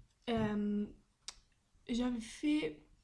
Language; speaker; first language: French; non-native, learner; Spanish